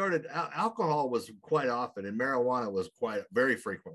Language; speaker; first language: English; native; English